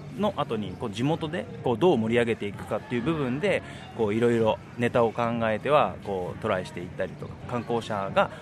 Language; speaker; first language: Japanese; native; Japanese